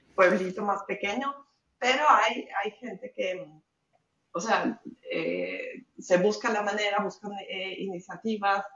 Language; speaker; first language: Spanish; native; Spanish